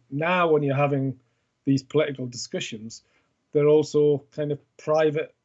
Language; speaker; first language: English; native; English